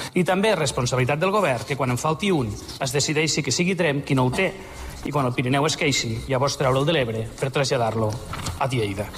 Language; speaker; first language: Catalan; native; Catalan